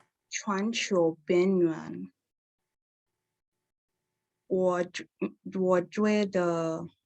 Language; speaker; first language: Chinese; non-native, learner; English